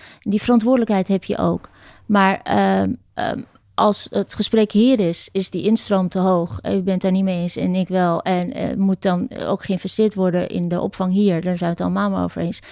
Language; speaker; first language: Dutch; early bilingual, other home language; Turkish